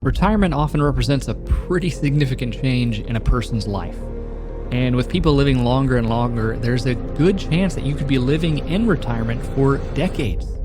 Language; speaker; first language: English; native; English